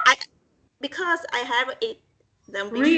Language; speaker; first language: English; non-native, learner; Vietnamese